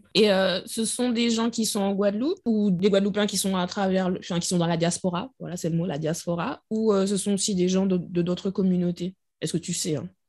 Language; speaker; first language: French; native; French